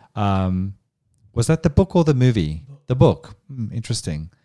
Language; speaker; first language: English; native; English